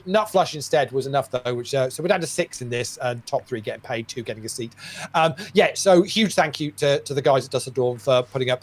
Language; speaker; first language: English; native; English